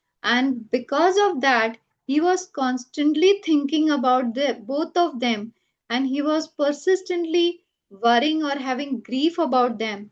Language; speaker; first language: English; non-native, local second language; Gujarati